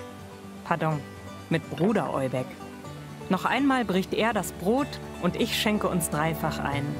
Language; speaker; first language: German; native; German